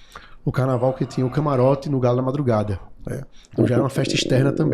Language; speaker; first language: Portuguese; native; Portuguese